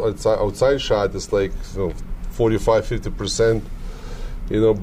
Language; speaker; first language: English; non-native, learner; Lithuanian